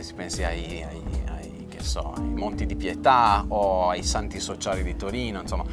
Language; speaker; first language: Italian; native; Italian